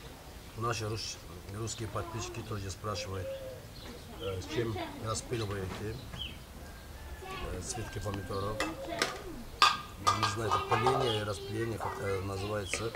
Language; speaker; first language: Russian; non-native, learner; Azerbaijani